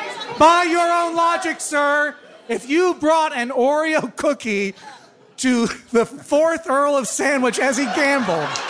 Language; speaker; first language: English; native; English